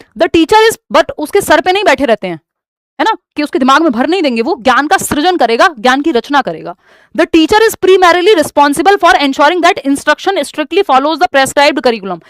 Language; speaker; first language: Hindi; native; Hindi